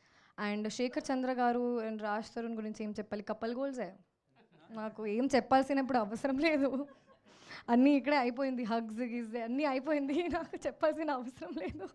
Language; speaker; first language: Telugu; non-native, local second language; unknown